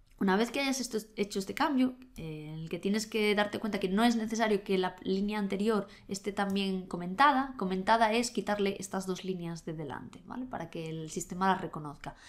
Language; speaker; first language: Spanish; native; Spanish